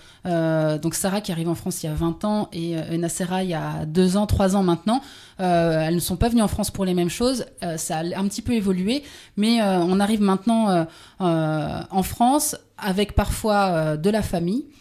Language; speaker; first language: French; native; French